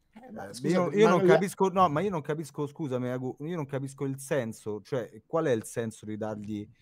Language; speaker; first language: Italian; native; Italian